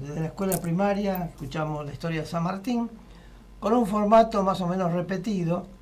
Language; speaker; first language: Spanish; native; Spanish